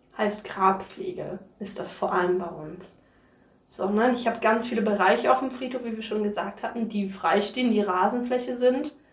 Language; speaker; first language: German; native; German